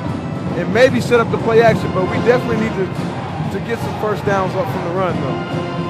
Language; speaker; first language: English; native; English